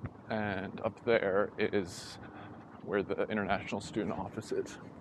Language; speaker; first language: English; native; English